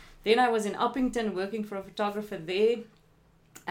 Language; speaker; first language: English; non-native, local second language; Afrikaans